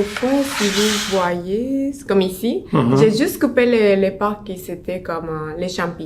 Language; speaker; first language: French; non-native, learner; Spanish